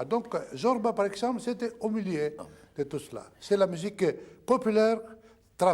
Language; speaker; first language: French; non-native, fluent; Greek